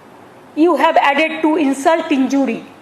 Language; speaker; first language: English; non-native, local second language; Bangla